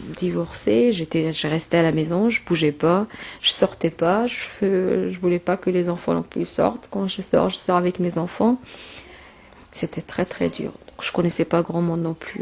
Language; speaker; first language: French; non-native, local second language; Arabic